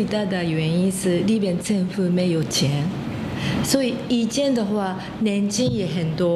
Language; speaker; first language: Chinese; non-native, fluent; Japanese